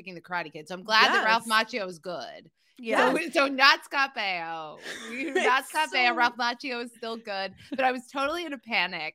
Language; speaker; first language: English; native; English